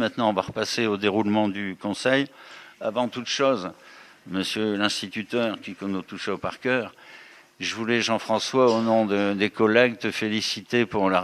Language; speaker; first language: French; native; French